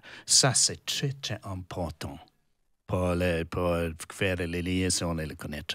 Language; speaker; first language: French; non-native, learner; English